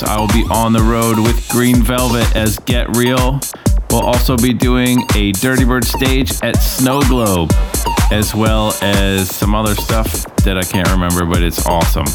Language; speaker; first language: English; native; English